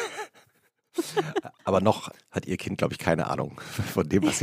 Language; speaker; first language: German; native; German